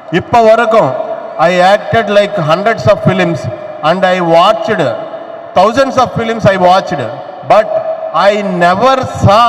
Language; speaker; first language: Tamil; non-native, learner; Telugu